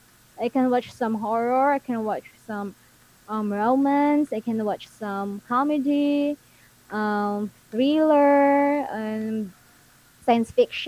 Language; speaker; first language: English; non-native, local second language; Filipino